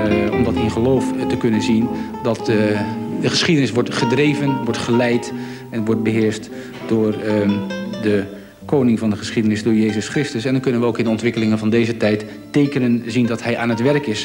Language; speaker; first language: Dutch; native; Dutch